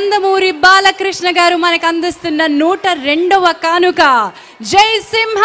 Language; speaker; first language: Telugu; native; Telugu